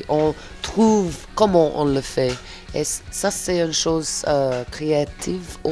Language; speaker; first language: French; non-native, fluent; English